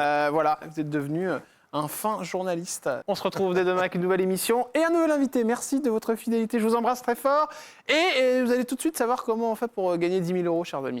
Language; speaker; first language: French; native; French